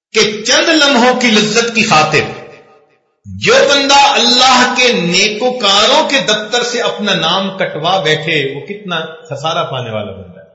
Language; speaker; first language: Urdu; non-native, local second language; Punjabi